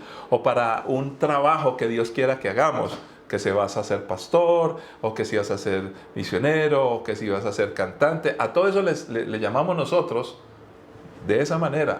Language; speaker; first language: Spanish; native; Spanish